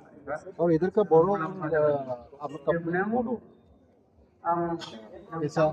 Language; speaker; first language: Hindi; non-native, local second language; Bodo